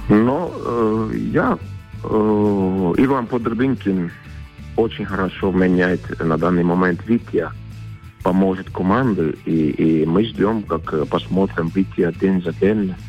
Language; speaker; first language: Russian; non-native, fluent; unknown